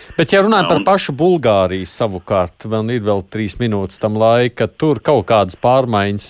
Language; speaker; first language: Latvian; native; Latvian